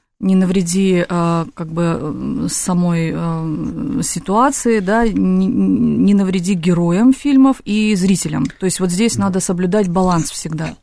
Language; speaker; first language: Russian; native; Russian